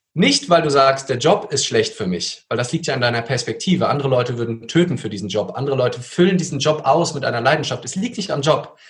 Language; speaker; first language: German; native; German